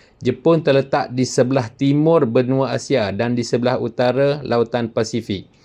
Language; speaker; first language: Malay; native; Malay